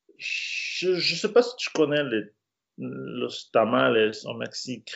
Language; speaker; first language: French; non-native, fluent; Spanish